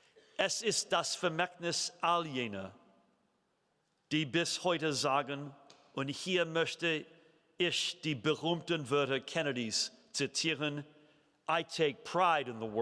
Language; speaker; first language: German; non-native, fluent; English